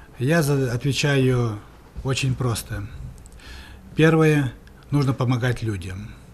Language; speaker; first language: Russian; native; Russian